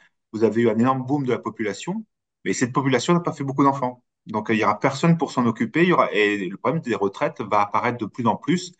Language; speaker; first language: French; native; French